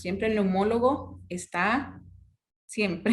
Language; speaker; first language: Spanish; native; Spanish